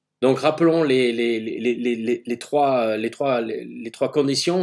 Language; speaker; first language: French; native; French